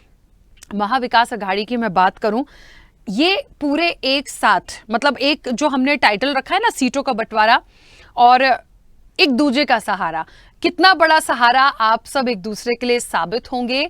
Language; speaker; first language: Hindi; native; Hindi